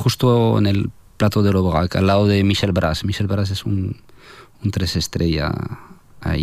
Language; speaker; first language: Spanish; non-native, fluent; French